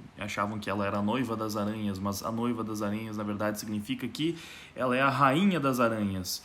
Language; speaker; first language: Portuguese; native; Portuguese